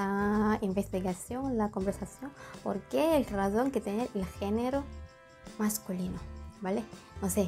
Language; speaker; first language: Spanish; non-native, learner; Indonesian